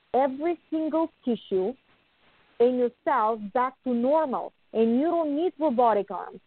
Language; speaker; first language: English; non-native, fluent; Bulgarian